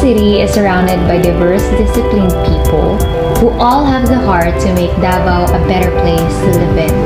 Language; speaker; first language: English; non-native, local second language; Cebuano